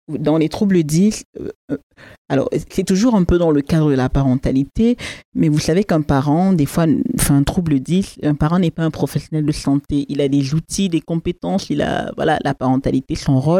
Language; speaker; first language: French; native; French